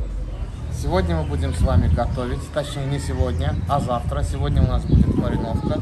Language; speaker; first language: Russian; native; Russian